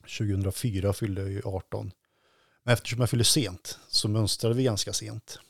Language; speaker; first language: Swedish; native; Swedish